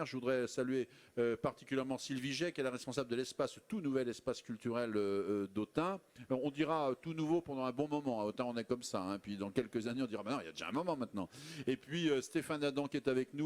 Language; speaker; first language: French; native; French